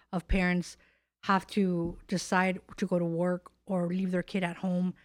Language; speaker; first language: English; native; English